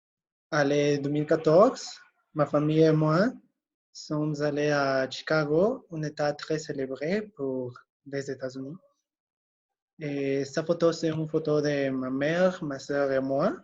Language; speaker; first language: French; non-native, learner; Spanish